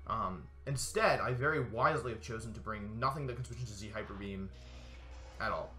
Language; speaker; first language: English; native; English